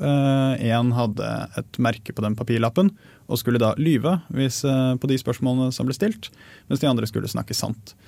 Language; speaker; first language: Norwegian; native; Norwegian